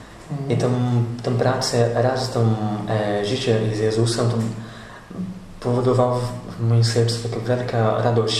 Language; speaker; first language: Polish; non-native, learner; Portuguese